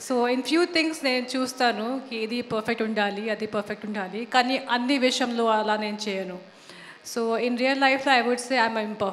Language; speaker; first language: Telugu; non-native, fluent; Hindi